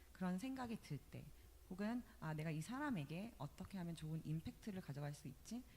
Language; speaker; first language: Korean; early bilingual, other home language; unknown